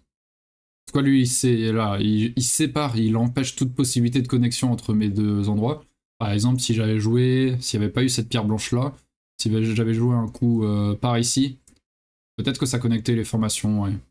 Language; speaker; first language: French; native; French